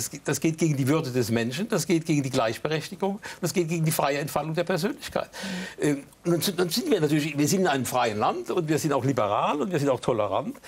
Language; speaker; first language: German; native; German